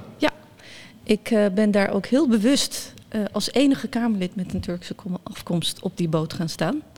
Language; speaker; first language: Dutch; early bilingual, other home language; Turkish